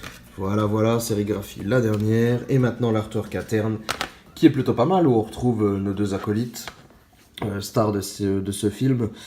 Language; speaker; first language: French; native; French